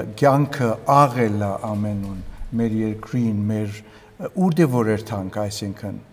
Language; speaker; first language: Armenian; early bilingual, heritage; Armenian